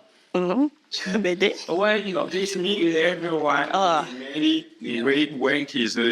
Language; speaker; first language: English; non-native, fluent; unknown